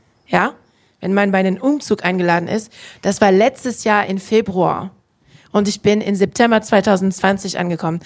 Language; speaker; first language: German; non-native, fluent; French